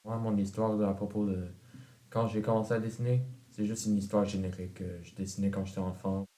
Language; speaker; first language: French; native; French